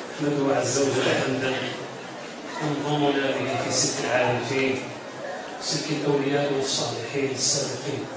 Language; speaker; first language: Arabic; native; Arabic